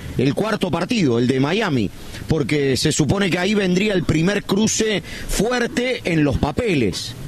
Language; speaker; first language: Spanish; native; Spanish